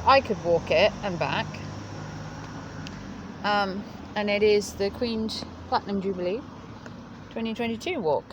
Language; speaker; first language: English; native; English